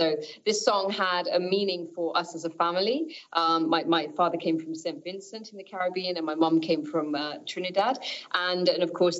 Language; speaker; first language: English; native; English